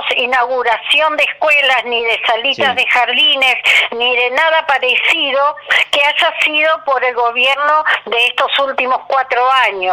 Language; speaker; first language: Spanish; native; Spanish